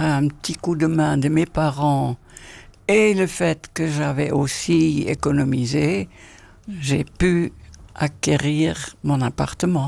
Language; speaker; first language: French; non-native, fluent; Dutch